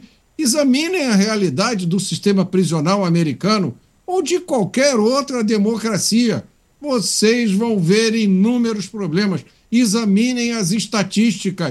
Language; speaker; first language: Portuguese; native; Portuguese